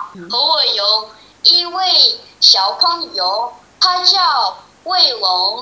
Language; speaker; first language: Chinese; non-native, learner; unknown